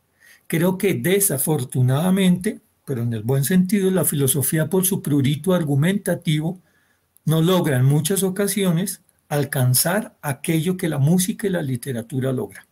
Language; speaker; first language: Spanish; native; Spanish